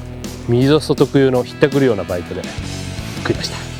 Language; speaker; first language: Japanese; native; Japanese